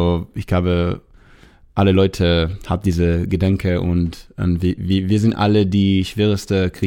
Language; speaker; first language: German; non-native, learner; Hebrew